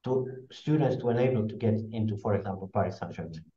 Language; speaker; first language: English; non-native, fluent; Slovak